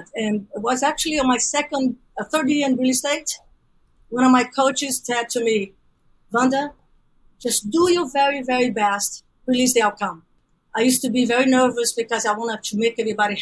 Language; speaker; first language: English; non-native, fluent; Portuguese